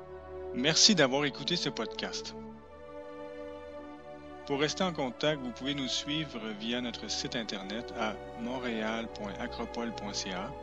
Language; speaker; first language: French; native; French